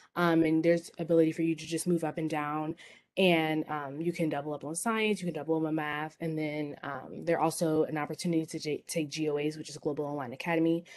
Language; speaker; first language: English; native; English